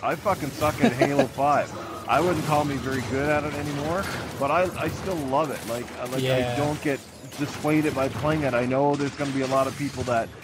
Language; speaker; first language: English; native; English